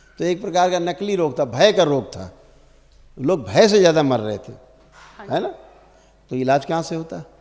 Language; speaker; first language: Hindi; native; Hindi